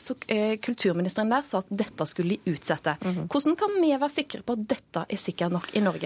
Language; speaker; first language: Norwegian; native; Norwegian